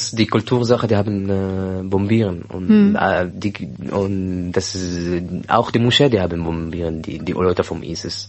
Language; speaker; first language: German; non-native, learner; Arabic